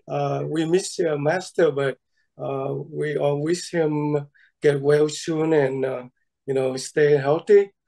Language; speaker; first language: English; non-native, fluent; Vietnamese